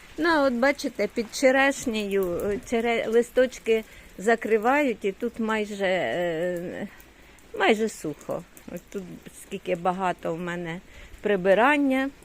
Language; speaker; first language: Ukrainian; native; Ukrainian